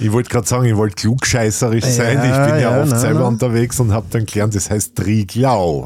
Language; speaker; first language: German; native; German